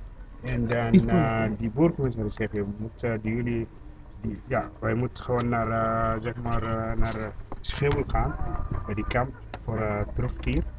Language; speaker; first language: Dutch; non-native, learner; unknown